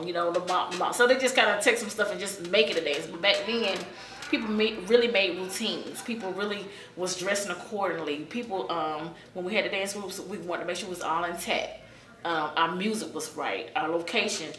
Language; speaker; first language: English; native; English